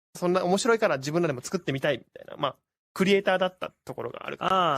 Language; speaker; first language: Japanese; native; Japanese